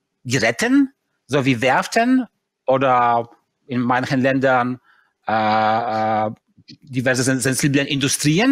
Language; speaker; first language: German; non-native, fluent; Polish